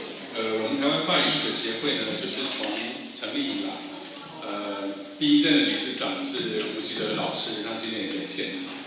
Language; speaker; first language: Chinese; native; Chinese